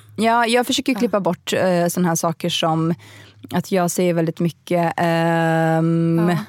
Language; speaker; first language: Swedish; early bilingual, other home language; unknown